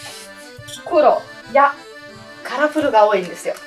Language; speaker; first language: Japanese; non-native, fluent; Italian